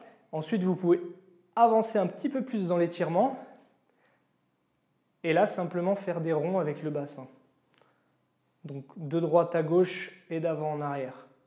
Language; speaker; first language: French; native; French